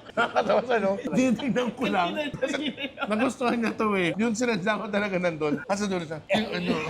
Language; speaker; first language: Filipino; native; Filipino